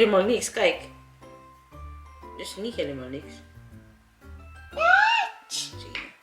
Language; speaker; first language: Dutch; non-native, fluent; Cebuano